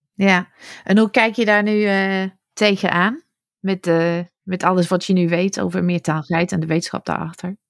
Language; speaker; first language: Dutch; non-native, fluent; English